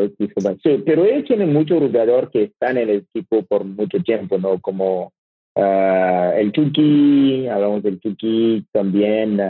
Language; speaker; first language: Spanish; non-native, learner; French